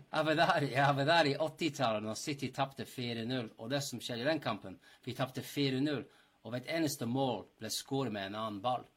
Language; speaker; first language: Norwegian; non-native, fluent; English